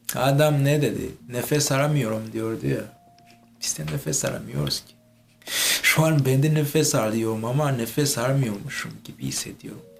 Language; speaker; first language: Turkish; non-native, fluent; Kinyarwanda